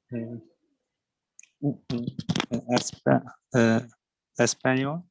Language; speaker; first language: French; non-native, learner; Chinese